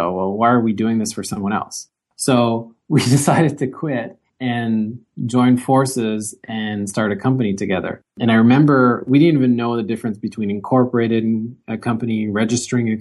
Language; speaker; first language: English; native; English